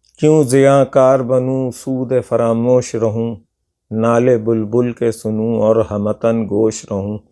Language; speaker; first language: Urdu; native; Urdu